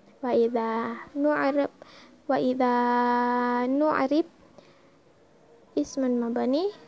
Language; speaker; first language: Arabic; non-native, learner; Indonesian